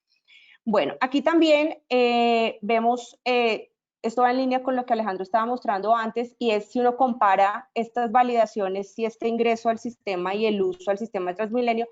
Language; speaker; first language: Spanish; native; Spanish